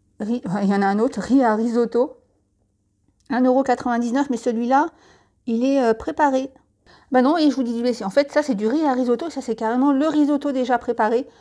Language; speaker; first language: French; native; French